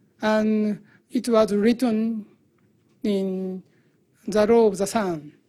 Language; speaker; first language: English; non-native, learner; Japanese